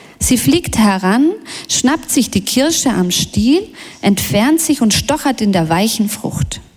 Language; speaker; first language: German; early bilingual, other home language; Bosnian